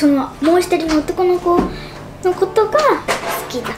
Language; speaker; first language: Japanese; native; Japanese